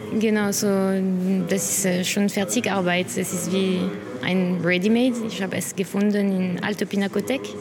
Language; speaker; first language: German; non-native, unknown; French